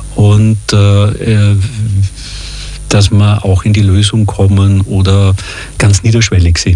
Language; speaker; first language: German; native; German